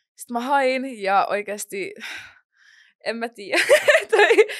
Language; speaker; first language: Finnish; non-native, local second language; Russian